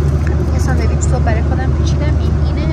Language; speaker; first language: Persian; native; Persian